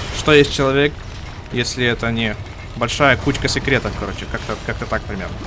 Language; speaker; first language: Russian; native; Russian